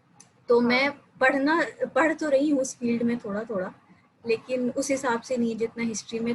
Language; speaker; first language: Hindi; native; Hindi